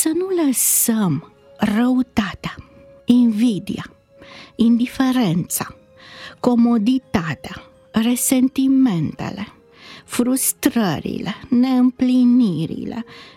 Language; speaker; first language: Romanian; native; Romanian